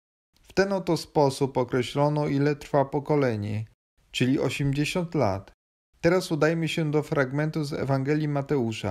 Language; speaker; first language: Polish; native; Polish